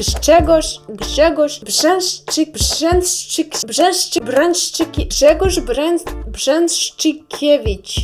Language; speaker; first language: Polish; non-native, learner; Russian